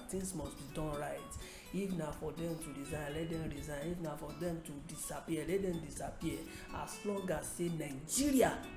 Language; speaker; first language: Nigerian Pidgin; native; Nigerian Pidgin